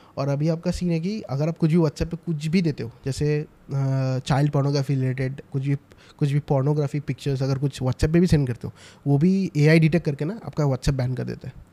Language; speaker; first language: Hindi; non-native, local second language; Assamese